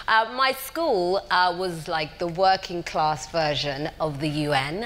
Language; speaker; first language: English; native; English